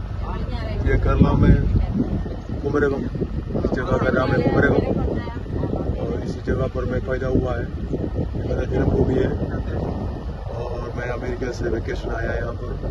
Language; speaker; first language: Hindi; non-native, local second language; Malayalam